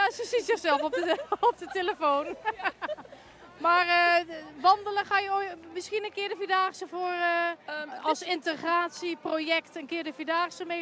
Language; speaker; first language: Dutch; native; Dutch